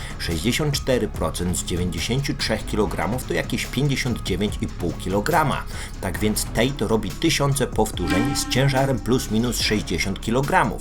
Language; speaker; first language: Polish; native; Polish